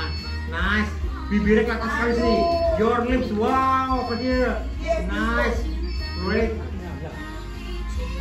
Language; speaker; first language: Indonesian; native; Indonesian